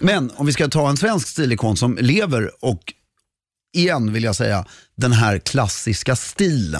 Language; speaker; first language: Swedish; native; Swedish